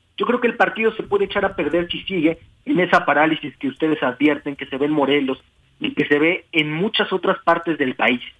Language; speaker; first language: Spanish; native; Spanish